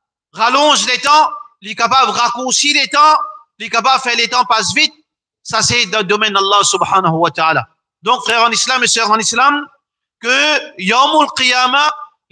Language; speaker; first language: French; non-native, local second language; Morisyen